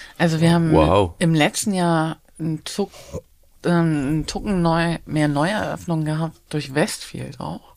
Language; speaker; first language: German; native; German